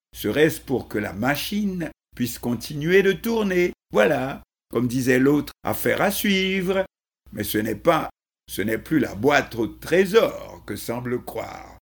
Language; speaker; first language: French; non-native, local second language; Haitian Creole